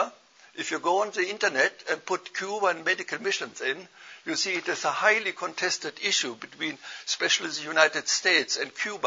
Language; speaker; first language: English; non-native, fluent; German